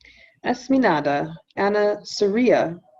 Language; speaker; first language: Arabic; non-native, learner; English